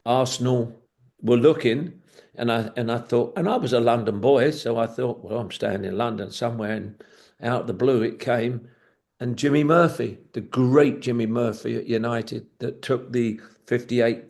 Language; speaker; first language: English; native; English